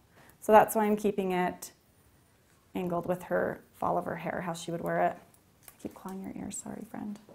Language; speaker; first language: English; native; English